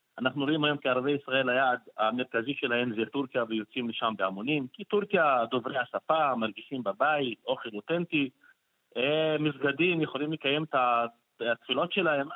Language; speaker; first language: Hebrew; non-native, local second language; Arabic